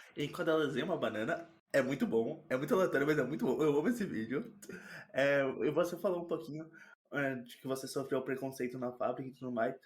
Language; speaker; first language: Portuguese; native; Portuguese